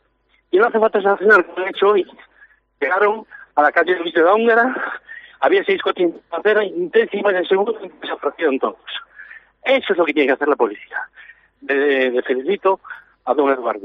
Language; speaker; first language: Spanish; native; Spanish